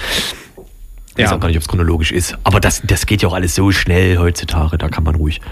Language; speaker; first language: German; native; German